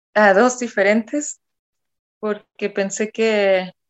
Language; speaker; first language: Spanish; non-native, fluent; German